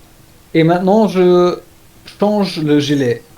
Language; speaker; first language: French; non-native, learner; German